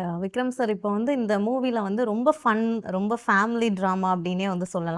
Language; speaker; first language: Tamil; native; Tamil